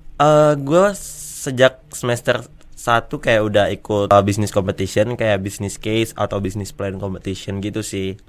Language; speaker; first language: Indonesian; native; Indonesian